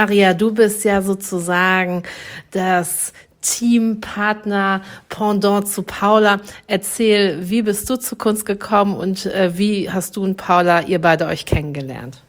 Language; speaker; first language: German; native; German